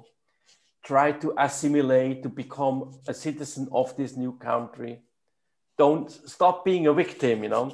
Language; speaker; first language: English; non-native, fluent; German